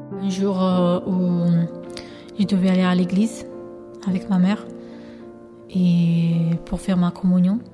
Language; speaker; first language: French; non-native, learner; Albanian